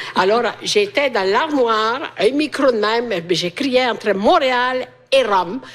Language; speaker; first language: French; non-native, fluent; Italian